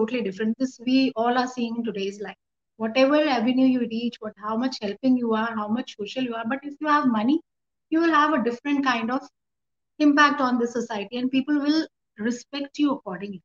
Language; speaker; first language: English; non-native, local second language; Hindi